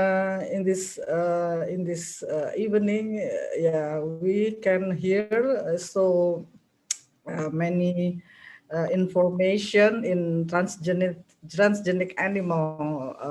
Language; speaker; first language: English; non-native, local second language; Indonesian